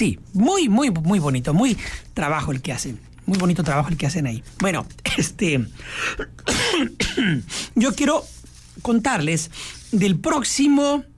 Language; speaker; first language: Spanish; native; Spanish